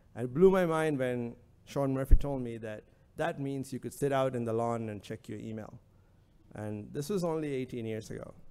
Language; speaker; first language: English; non-native, local second language; Sinhala